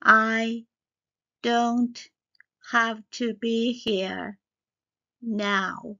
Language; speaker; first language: English; non-native, fluent; Chinese